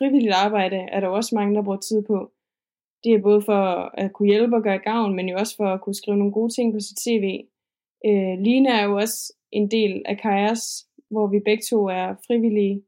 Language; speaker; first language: Danish; native; Danish